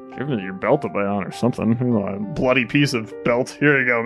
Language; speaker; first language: English; native; English